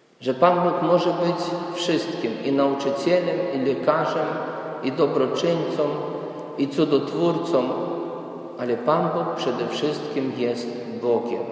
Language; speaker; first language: Polish; non-native, fluent; Ukrainian